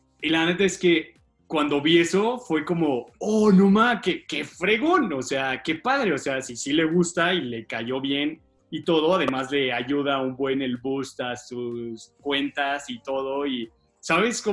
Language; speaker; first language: Spanish; native; Spanish